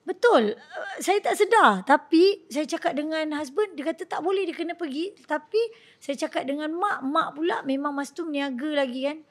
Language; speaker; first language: Malay; native; Malay